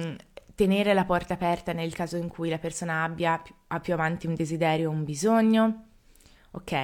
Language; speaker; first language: Italian; native; Italian